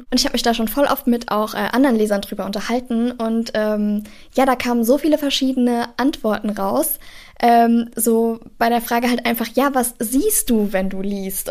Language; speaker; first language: German; native; German